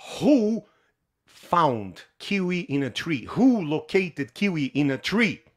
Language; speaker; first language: English; non-native, fluent; Portuguese